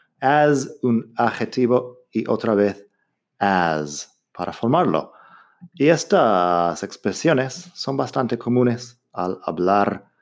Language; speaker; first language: Spanish; non-native, fluent; English